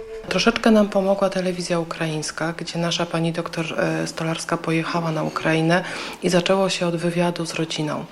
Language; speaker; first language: Polish; native; Polish